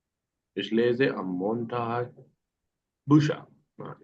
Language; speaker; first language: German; non-native, fluent; Urdu